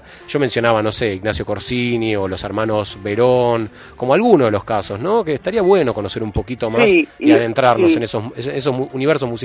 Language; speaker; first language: Spanish; native; Spanish